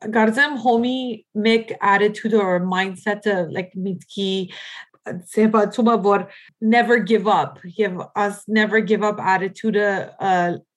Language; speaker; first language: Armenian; early bilingual, heritage; Armenian